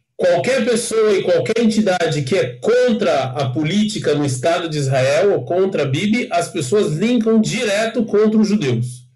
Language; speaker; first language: Portuguese; native; Portuguese